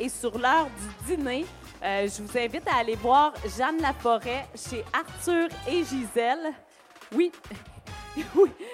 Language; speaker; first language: French; native; French